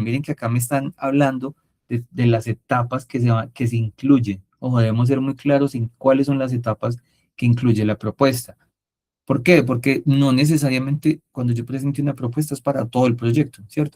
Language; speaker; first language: Spanish; native; Spanish